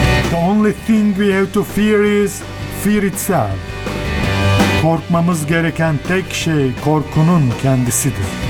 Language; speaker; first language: English; non-native, fluent; Turkish